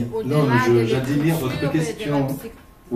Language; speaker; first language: French; non-native, fluent; Portuguese